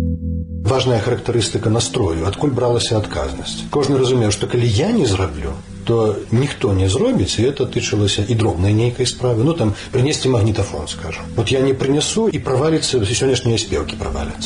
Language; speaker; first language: Belarusian; native; Belarusian